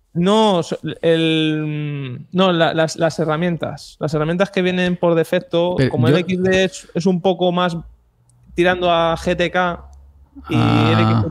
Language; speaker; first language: Spanish; native; Spanish